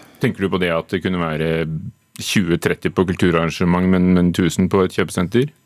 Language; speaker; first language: Norwegian; native; Norwegian